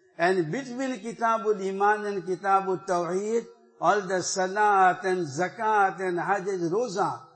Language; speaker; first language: English; non-native, learner; Urdu